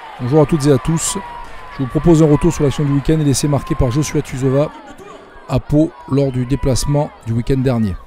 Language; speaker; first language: French; native; French